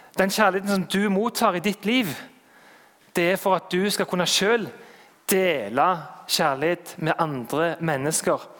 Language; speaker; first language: Norwegian; native; Norwegian